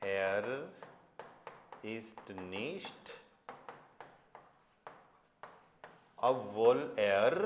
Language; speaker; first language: German; non-native, fluent; Hindi